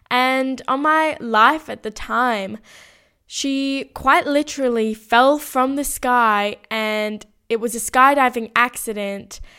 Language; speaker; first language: English; native; English